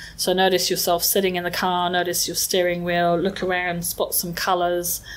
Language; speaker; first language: English; native; English